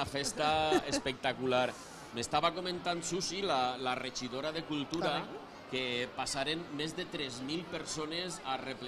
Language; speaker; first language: Catalan; native; Catalan